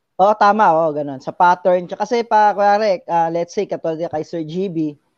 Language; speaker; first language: Filipino; native; Filipino